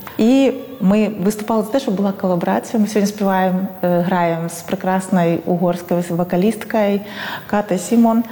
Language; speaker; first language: Ukrainian; native; Ukrainian